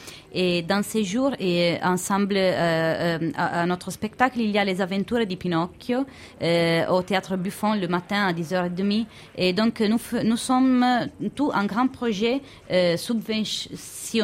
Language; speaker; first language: French; non-native, fluent; Italian